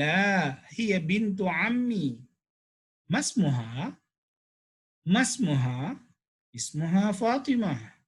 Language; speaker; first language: Arabic; non-native, fluent; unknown